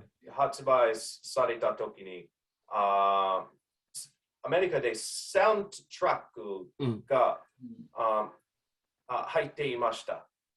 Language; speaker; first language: Japanese; non-native, learner; English